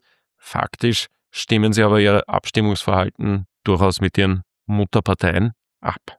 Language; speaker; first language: German; native; German